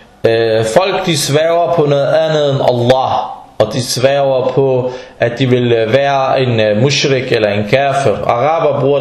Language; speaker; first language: Danish; non-native, fluent; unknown